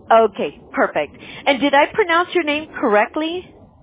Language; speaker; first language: English; early bilingual, other home language; Spanish